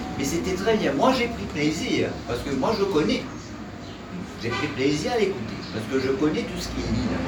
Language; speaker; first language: French; non-native, local second language; Morisyen